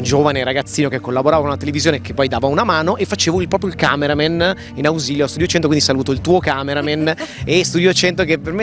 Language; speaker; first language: Italian; native; Italian